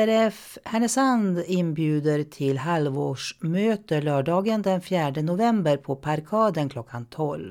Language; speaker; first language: Swedish; native; Swedish